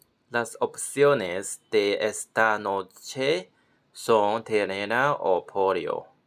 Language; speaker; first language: Spanish; non-native, learner; Chinese